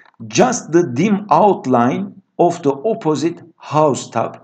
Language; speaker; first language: English; non-native, fluent; Turkish